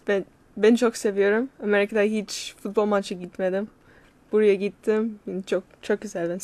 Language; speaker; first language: Turkish; non-native, learner; English